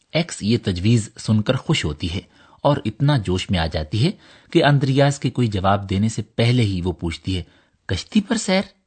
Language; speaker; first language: Urdu; native; Urdu